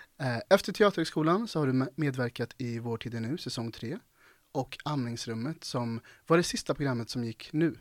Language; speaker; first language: Swedish; native; Swedish